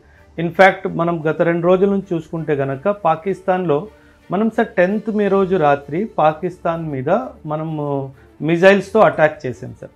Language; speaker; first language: Telugu; non-native, local second language; Punjabi